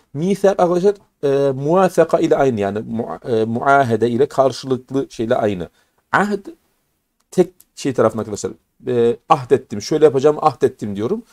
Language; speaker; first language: Turkish; native; Turkish